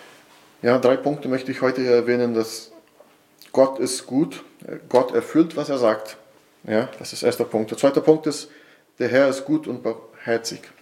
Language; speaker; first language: German; non-native, fluent; Portuguese